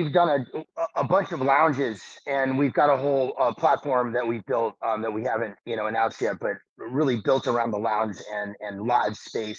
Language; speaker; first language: English; native; English